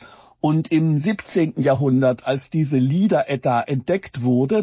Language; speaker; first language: German; native; German